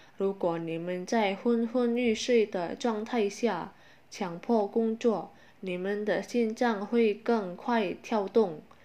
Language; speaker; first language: Chinese; non-native, fluent; Indonesian